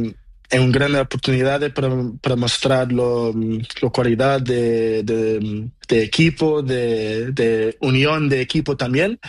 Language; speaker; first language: Spanish; non-native, learner; Portuguese